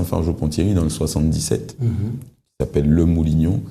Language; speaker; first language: French; native; French